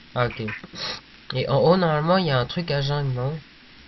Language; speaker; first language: French; native; French